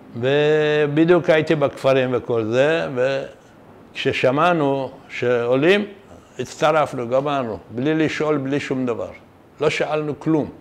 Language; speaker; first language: Hebrew; non-native, fluent; Persian